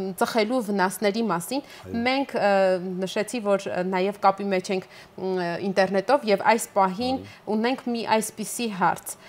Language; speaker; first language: Armenian; native; Armenian